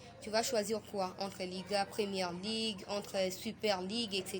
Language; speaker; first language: French; non-native, local second language; Lingala